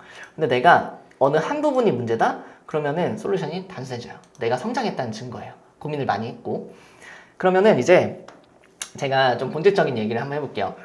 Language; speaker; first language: Korean; native; Korean